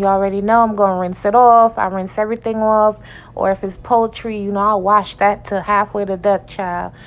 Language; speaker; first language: English; native; English